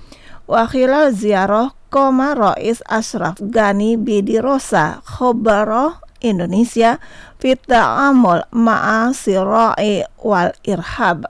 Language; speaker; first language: Arabic; non-native, fluent; Indonesian